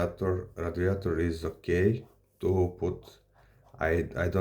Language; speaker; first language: English; non-native, learner; Serbian